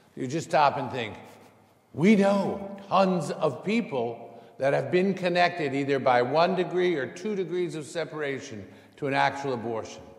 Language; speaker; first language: English; native; English